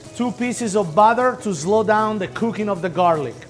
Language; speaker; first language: English; non-native, fluent; Italian